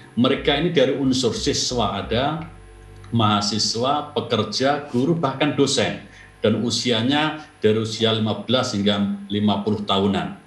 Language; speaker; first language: Indonesian; native; Indonesian